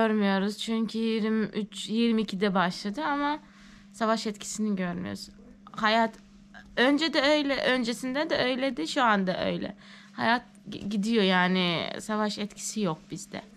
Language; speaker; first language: Turkish; non-native, fluent; Turkmen